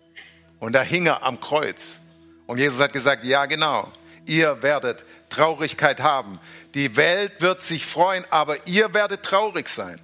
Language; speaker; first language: German; native; German